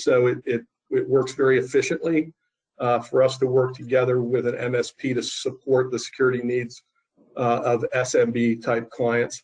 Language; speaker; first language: English; native; English